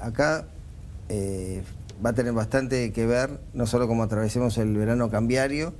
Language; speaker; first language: Spanish; native; Spanish